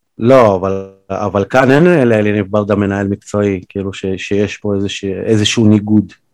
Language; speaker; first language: Hebrew; early bilingual, other home language; Russian